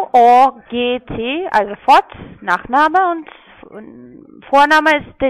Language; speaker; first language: German; non-native, learner; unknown